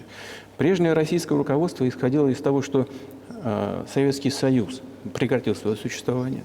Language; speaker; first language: Russian; native; Russian